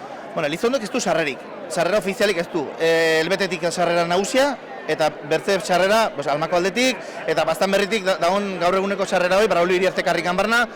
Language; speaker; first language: Basque; native; Basque